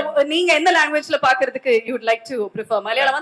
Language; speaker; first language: Tamil; native; Tamil